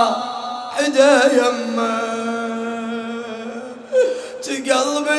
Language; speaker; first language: Arabic; native; Arabic